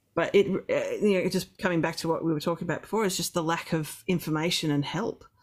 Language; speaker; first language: English; native; English